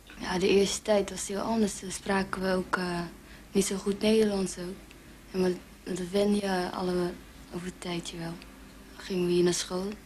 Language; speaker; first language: Dutch; early bilingual, other home language; Javanese